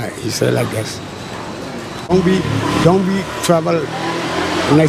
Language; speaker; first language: English; non-native, learner; Burmese